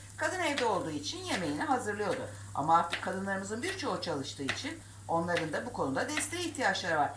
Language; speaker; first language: Turkish; native; Turkish